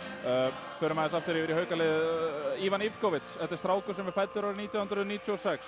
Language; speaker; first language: Icelandic; native; Icelandic